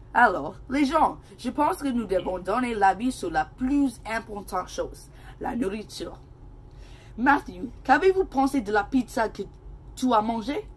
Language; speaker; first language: French; non-native, learner; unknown